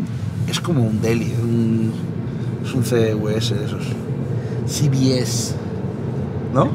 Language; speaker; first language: Spanish; native; Spanish